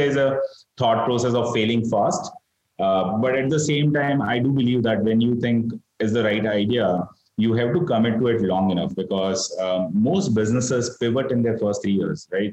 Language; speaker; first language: English; non-native, local second language; Gujarati